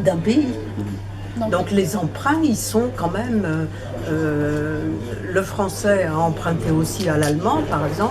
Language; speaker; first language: French; native; French